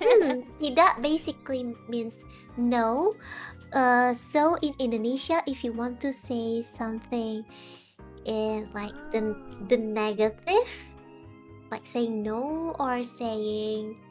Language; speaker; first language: English; non-native, fluent; Indonesian